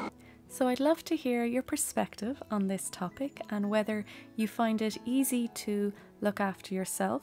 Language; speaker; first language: English; native; English